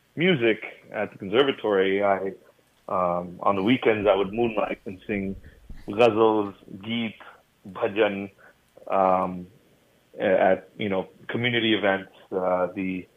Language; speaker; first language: English; native; English